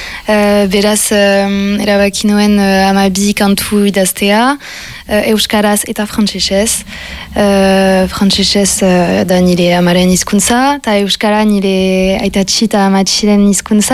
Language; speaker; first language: Basque; non-native, local second language; French